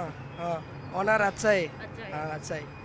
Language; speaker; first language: Hindi; non-native, local second language; Bangla